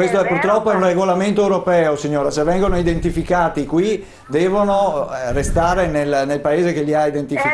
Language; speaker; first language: Italian; native; Italian